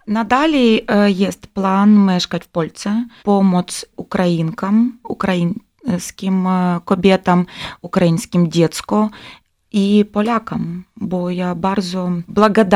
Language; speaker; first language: Polish; non-native, learner; Ukrainian